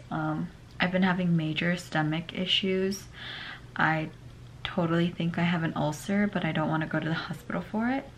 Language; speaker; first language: English; early bilingual, other home language; Korean